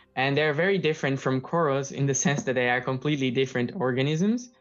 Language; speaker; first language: English; non-native, fluent; Portuguese